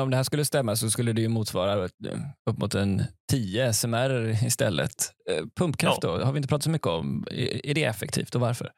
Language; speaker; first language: Swedish; native; Swedish